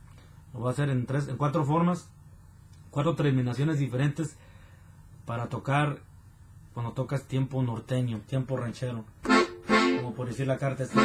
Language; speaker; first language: Spanish; native; Spanish